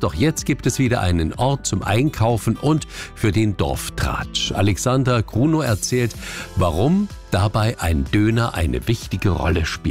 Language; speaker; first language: German; native; German